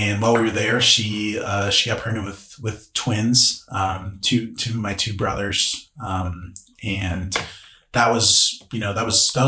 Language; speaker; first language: English; native; English